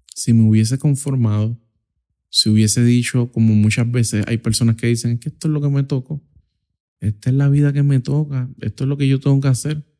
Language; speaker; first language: Spanish; native; Spanish